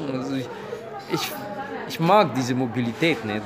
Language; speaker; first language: German; non-native, fluent; Romanian